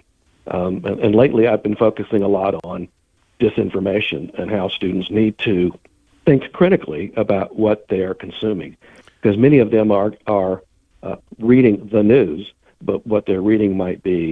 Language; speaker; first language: English; native; English